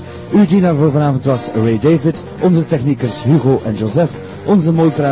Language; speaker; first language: Dutch; native; Dutch